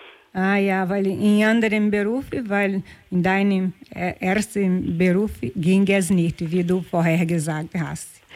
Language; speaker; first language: German; non-native, fluent; Portuguese